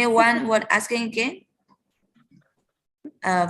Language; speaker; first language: English; non-native, learner; Indonesian